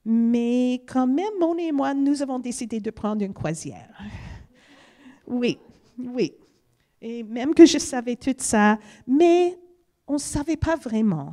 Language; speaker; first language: French; non-native, fluent; English